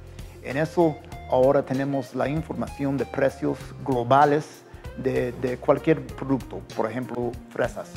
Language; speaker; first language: Spanish; non-native, fluent; English